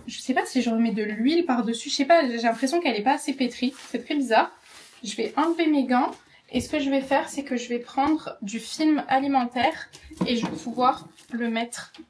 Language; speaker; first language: French; native; French